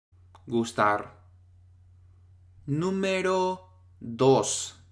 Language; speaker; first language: Spanish; non-native, fluent; English